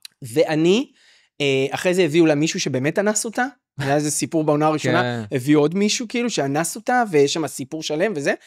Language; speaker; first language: Hebrew; native; Hebrew